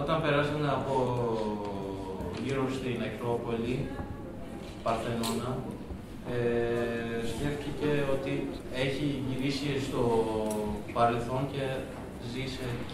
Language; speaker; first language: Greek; non-native, learner; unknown